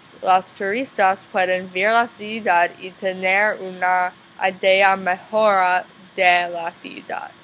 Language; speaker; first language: Spanish; non-native, learner; English